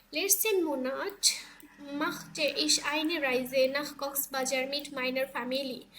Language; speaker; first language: German; non-native, learner; Bangla